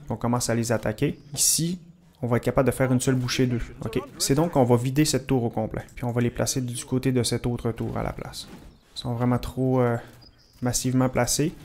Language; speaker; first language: French; native; French